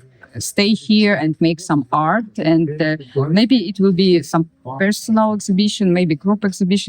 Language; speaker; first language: English; non-native, learner; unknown